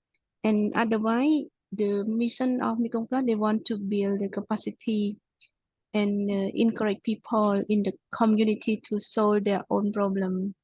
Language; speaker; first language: English; non-native, local second language; Khmer